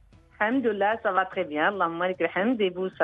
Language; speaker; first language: French; early bilingual, other home language; Arabic